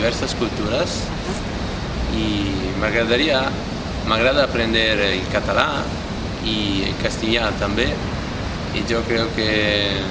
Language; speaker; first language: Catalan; non-native, learner; Italian